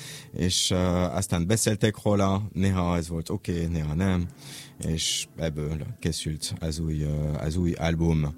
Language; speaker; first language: Hungarian; non-native, learner; French